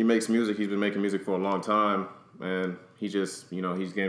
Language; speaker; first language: English; native; English